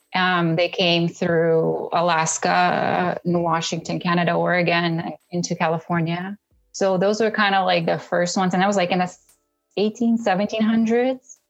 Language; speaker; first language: English; early bilingual, other home language; Russian